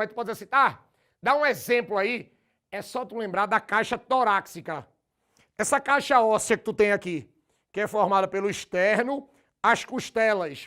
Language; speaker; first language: Portuguese; native; Portuguese